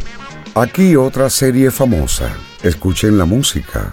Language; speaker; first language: Spanish; native; Spanish